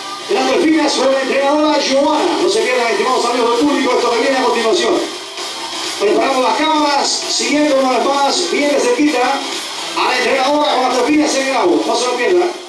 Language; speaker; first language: Spanish; native; Spanish